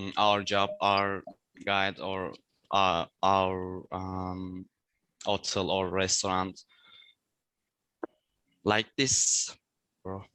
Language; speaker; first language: English; non-native, learner; Turkish